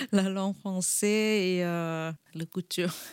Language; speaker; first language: French; non-native, learner; Thai